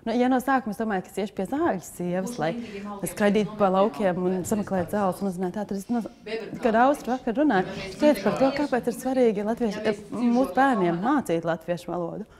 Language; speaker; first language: Latvian; native; Latvian